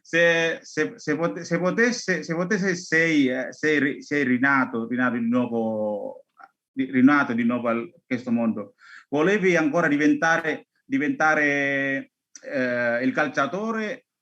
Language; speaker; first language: Italian; non-native, learner; Indonesian